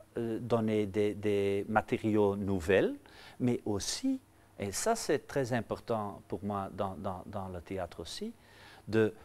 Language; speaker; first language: French; non-native, local second language; Dutch